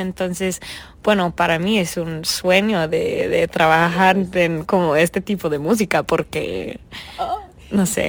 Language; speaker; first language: Spanish; early bilingual, heritage; English